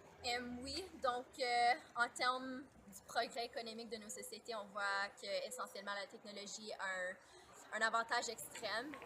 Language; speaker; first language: French; native; French